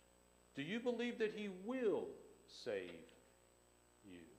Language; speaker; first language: English; native; English